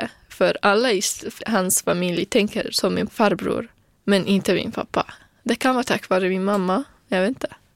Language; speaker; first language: Swedish; non-native, fluent; Kurdish